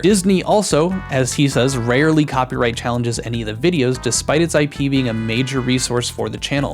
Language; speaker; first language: English; native; English